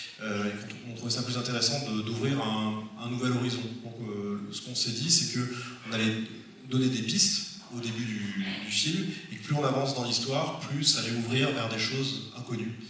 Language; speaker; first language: French; native; French